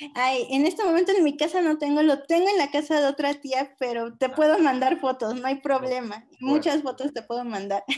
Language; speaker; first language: Spanish; native; Spanish